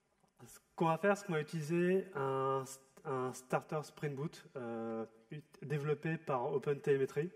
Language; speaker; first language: French; native; French